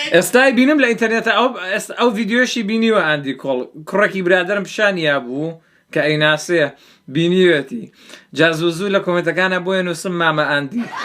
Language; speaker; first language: Central Kurdish; early bilingual, heritage; Central Kurdish